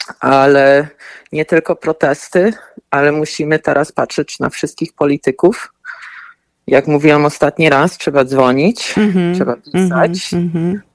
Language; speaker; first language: Polish; early bilingual, heritage; Polish